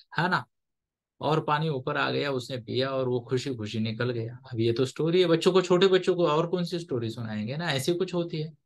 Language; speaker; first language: Hindi; non-native, local second language; Marathi